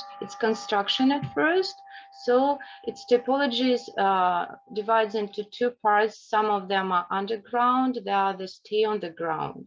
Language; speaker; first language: English; non-native, fluent; Russian